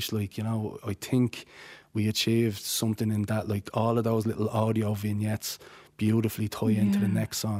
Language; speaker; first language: English; native; English